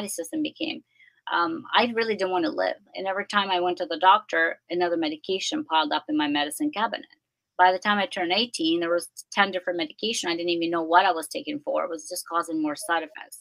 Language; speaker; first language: English; non-native, fluent; Albanian